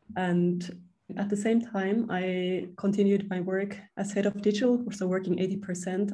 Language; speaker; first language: English; non-native, fluent; Finnish